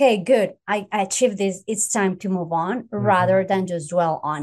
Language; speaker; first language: English; non-native, fluent; Spanish